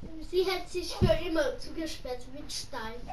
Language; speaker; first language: German; non-native, learner; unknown